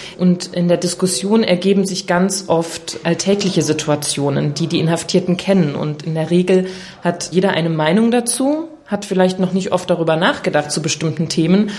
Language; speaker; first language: German; native; German